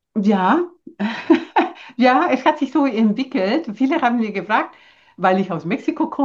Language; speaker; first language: German; non-native, fluent; Spanish